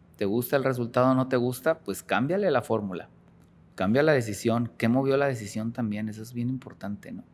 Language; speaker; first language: Spanish; native; Spanish